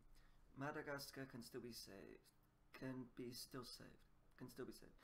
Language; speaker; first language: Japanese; non-native, learner; English